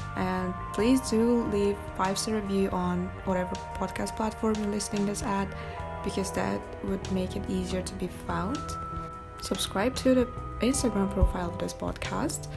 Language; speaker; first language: English; non-native, fluent; Kazakh